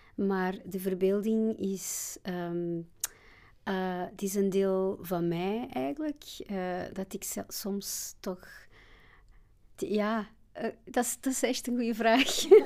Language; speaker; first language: Dutch; non-native, fluent; Portuguese